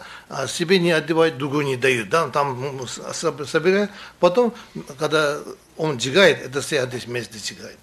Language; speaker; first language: Russian; non-native, learner; Tibetan